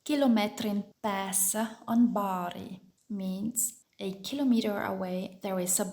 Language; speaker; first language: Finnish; non-native, fluent; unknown